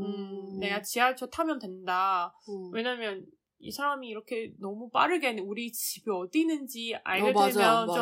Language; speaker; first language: Korean; non-native, learner; Chinese